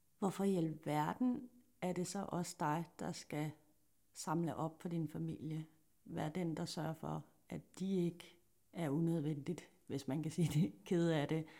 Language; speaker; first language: Danish; native; Danish